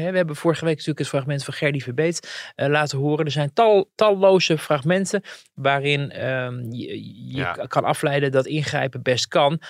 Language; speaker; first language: Dutch; native; Dutch